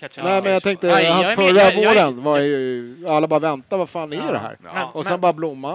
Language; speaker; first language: Swedish; native; Swedish